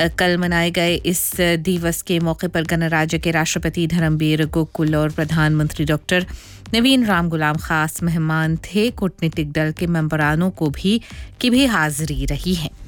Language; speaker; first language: Hindi; non-native, local second language; Morisyen